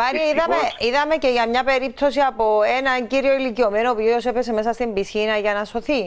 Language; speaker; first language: Greek; native; Greek